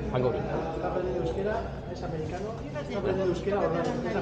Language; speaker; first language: Spanish; native; Spanish